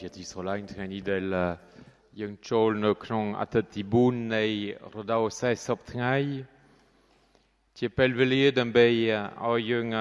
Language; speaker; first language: Khmer; non-native, fluent; French